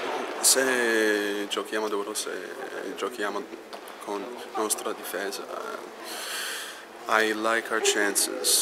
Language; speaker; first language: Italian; non-native, learner; English